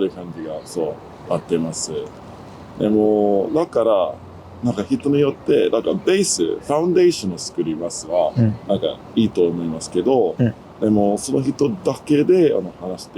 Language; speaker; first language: Japanese; non-native, learner; English